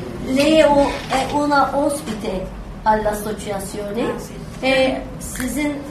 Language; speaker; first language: Italian; non-native, learner; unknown